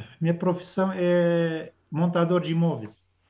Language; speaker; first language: Portuguese; non-native, learner; Arabic